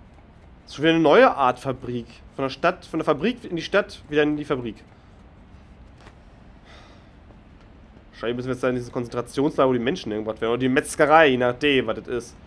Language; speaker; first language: German; native; German